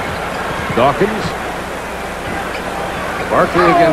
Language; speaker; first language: English; native; English